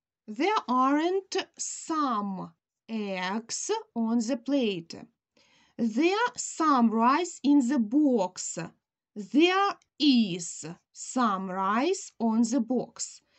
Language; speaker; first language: English; non-native, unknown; Ukrainian